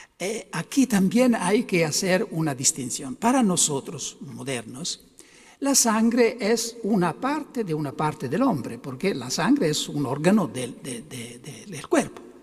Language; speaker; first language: Spanish; non-native, fluent; Italian